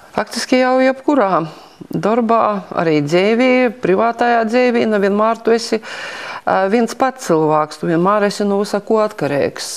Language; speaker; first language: Latvian; native; Latvian